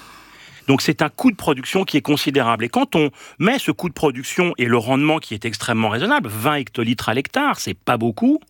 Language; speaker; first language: French; native; French